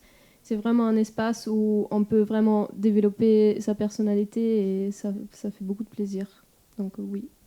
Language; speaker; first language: French; non-native, fluent; German